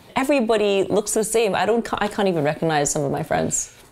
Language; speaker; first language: English; early bilingual, other home language; Chinese